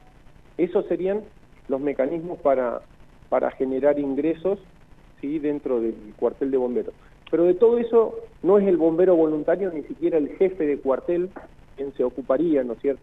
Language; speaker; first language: Spanish; native; Spanish